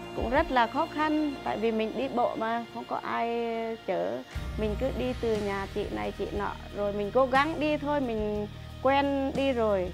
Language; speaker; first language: Vietnamese; non-native, local second language; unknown